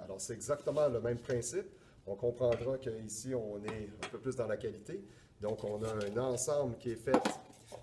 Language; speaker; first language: French; native; French